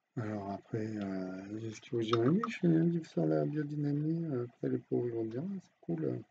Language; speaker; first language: French; native; French